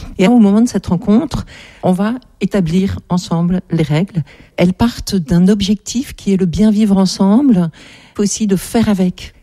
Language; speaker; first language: French; native; French